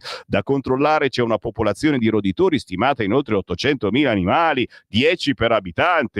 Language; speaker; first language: Italian; native; Italian